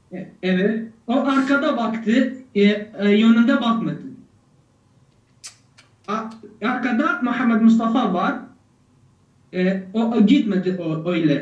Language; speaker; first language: Turkish; non-native, learner; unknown